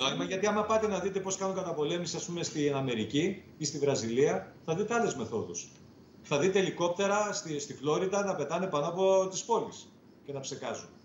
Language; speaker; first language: Greek; native; Greek